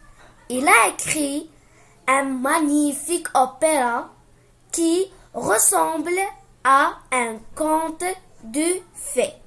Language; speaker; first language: French; non-native, local second language; Arabic